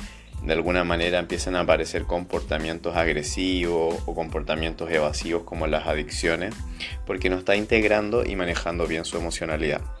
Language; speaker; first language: Spanish; native; Spanish